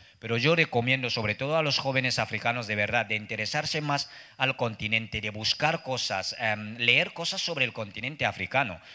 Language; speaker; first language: Spanish; non-native, fluent; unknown